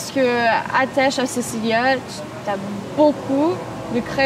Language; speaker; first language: French; non-native, local second language; English